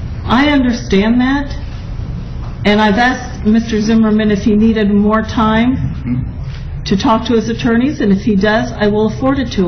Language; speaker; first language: English; native; English